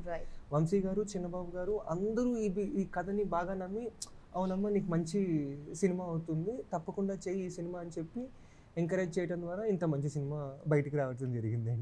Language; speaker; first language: Telugu; native; Telugu